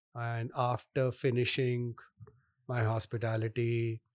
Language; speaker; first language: English; non-native, local second language; Hindi